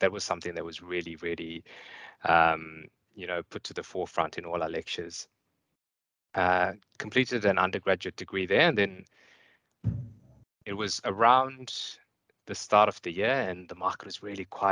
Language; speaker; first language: English; native; English